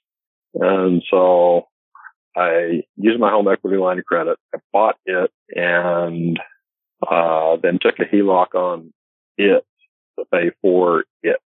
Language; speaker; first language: English; native; English